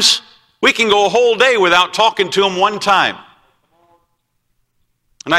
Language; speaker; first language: English; native; English